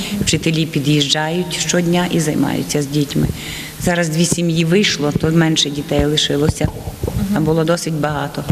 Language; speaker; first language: Ukrainian; native; Ukrainian